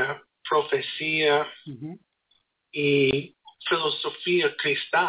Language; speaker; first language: Portuguese; non-native, learner; English